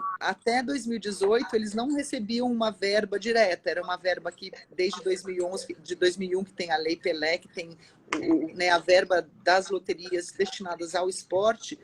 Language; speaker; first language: Portuguese; native; Portuguese